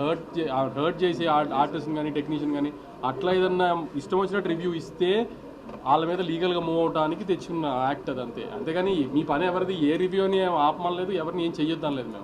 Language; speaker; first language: Telugu; native; Telugu